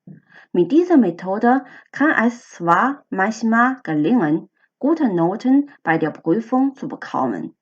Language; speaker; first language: German; non-native, fluent; Chinese